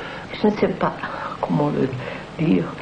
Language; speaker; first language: French; non-native, fluent; Telugu